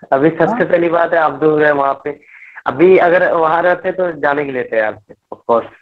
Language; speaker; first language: Hindi; native; Hindi